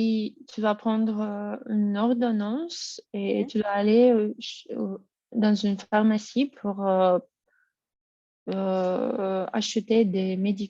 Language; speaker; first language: French; non-native, learner; Russian